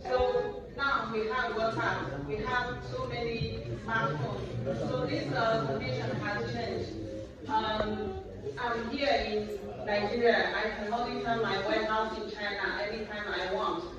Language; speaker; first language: English; non-native, learner; Chinese